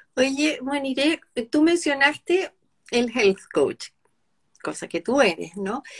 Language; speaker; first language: Spanish; native; Spanish